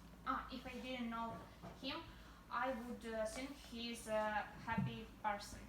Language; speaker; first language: English; non-native, learner; Ukrainian